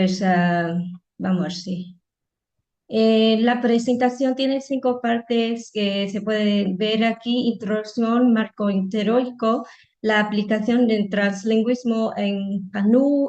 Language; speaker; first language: Spanish; non-native, fluent; Vietnamese